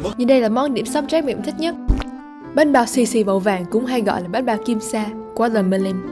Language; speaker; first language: Vietnamese; early bilingual, heritage; Vietnamese